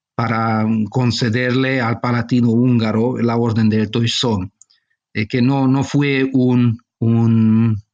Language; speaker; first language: Spanish; non-native, fluent; Hungarian